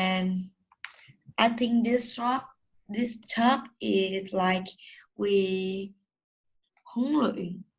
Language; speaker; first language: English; non-native, learner; Vietnamese